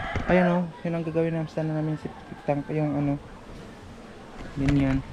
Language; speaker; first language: Filipino; native; Filipino